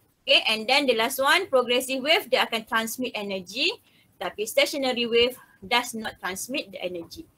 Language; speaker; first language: English; non-native, local second language; Malay